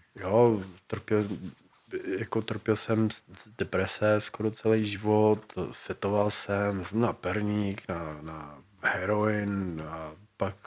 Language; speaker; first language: Czech; non-native, fluent; English